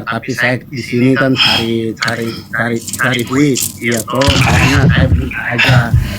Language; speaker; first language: Indonesian; non-native, fluent; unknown